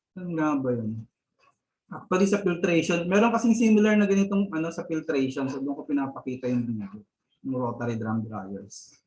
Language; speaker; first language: Filipino; native; Filipino